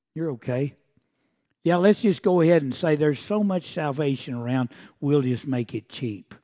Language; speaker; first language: English; native; English